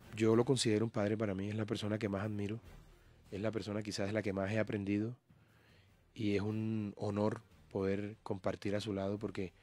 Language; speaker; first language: Spanish; native; Spanish